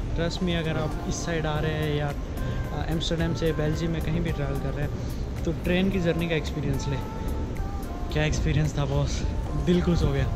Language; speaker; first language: Hindi; native; Hindi